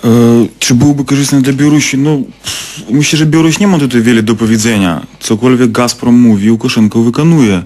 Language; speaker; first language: Polish; non-native, fluent; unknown